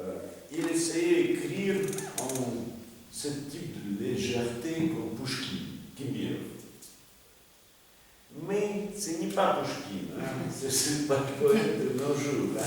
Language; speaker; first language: French; non-native, fluent; Russian